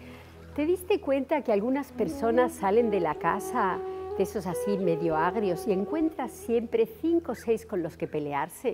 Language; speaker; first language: Spanish; native; Spanish